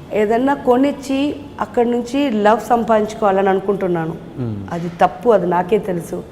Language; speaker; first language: Telugu; native; Telugu